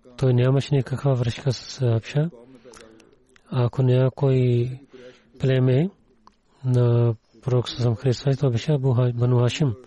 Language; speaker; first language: Bulgarian; non-native, learner; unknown